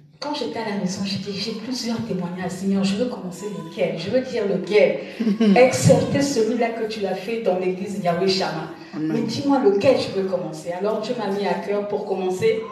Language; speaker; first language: French; non-native, local second language; Lingala